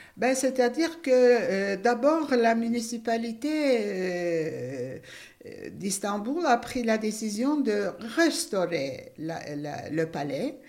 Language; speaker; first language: French; non-native, fluent; Turkish